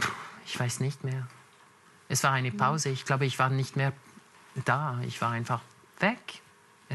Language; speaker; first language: German; non-native, local second language; French